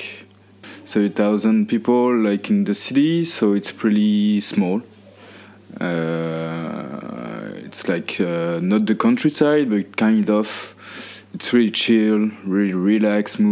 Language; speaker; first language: English; non-native, fluent; French